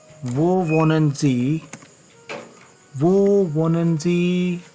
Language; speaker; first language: German; non-native, learner; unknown